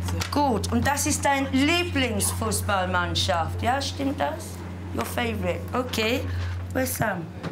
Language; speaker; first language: German; non-native, fluent; English